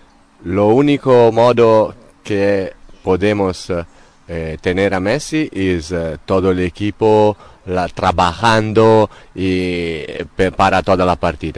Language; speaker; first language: Spanish; non-native, learner; Italian